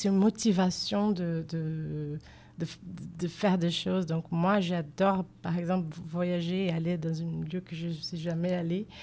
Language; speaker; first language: French; non-native, fluent; Portuguese